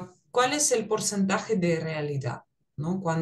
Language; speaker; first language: Spanish; non-native, fluent; Russian